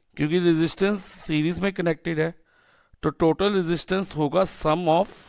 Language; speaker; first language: Hindi; native; Hindi